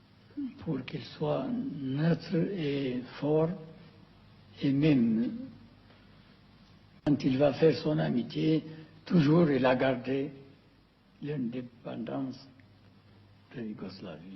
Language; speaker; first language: French; non-native, fluent; Amharic